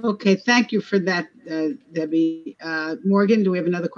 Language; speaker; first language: English; native; English